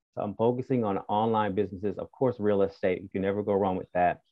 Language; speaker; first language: English; native; English